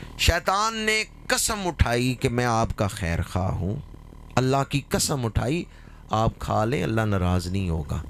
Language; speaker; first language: Urdu; non-native, local second language; Punjabi